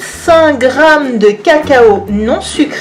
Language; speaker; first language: French; native; French